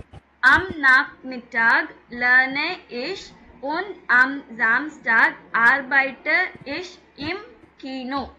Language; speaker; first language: German; non-native, fluent; Tamil